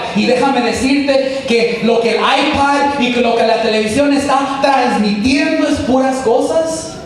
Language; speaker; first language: Spanish; early bilingual, heritage; Spanish